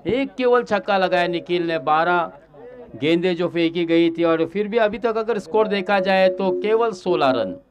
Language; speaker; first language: Hindi; non-native, local second language; Marathi